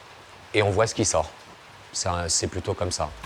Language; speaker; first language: French; native; French